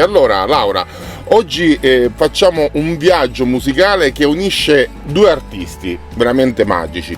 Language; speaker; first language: Italian; native; Italian